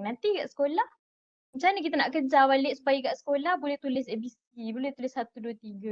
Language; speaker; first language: Malay; native; Malay